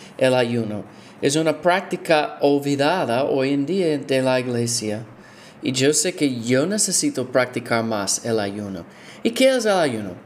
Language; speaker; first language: Spanish; non-native, fluent; English